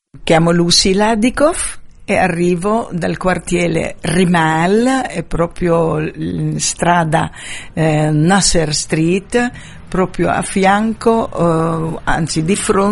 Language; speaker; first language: Italian; non-native, fluent; Arabic